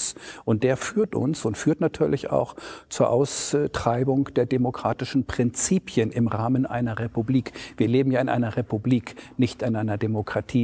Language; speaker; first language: German; native; German